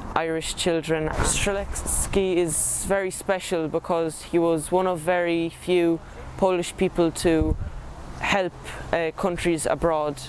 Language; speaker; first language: English; non-native, fluent; Polish